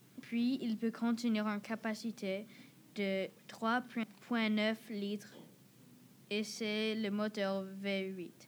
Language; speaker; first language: French; non-native, learner; English